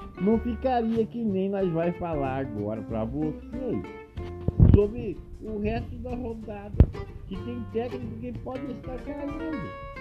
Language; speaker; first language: Portuguese; native; Portuguese